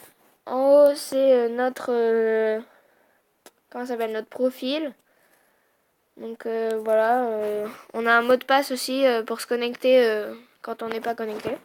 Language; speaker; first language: French; native; French